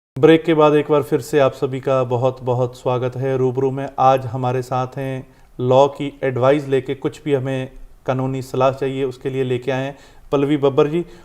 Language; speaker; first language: Hindi; non-native, local second language; Punjabi